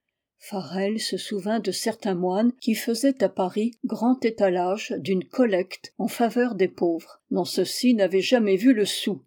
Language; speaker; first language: French; native; French